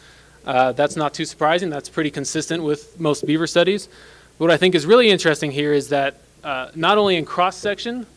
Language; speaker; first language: English; native; English